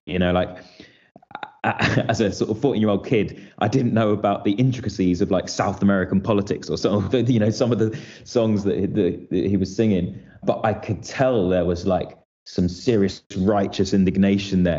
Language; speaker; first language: English; native; English